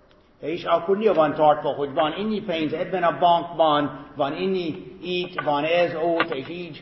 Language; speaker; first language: Hungarian; non-native, fluent; English